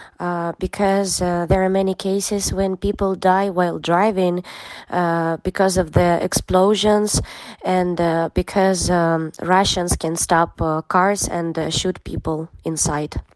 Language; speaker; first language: English; non-native, fluent; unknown